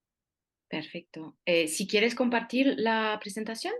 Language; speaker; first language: Spanish; non-native, fluent; French